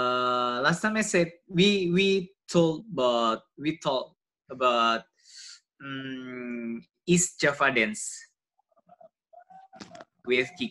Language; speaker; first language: English; non-native, learner; Indonesian